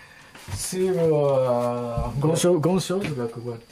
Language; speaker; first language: French; non-native, learner; Japanese